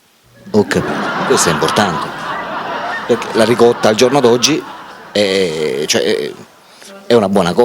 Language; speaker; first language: Italian; native; Italian